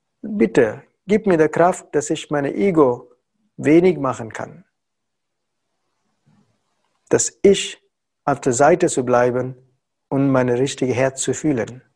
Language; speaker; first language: German; non-native, learner; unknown